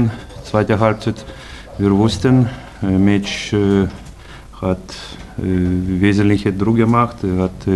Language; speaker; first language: German; non-native, fluent; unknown